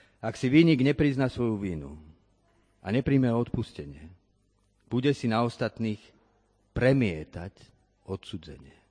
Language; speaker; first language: Slovak; native; Slovak